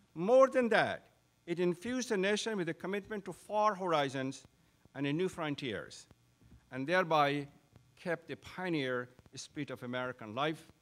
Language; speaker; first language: English; non-native, local second language; Urdu